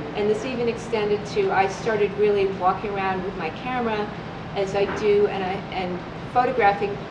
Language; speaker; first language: English; native; English